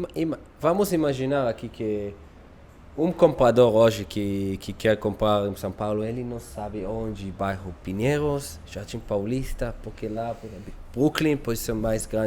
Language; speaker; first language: Portuguese; non-native, learner; Hebrew